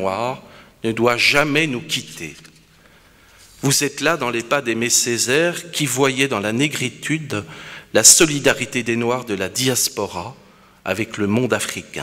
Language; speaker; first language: French; native; French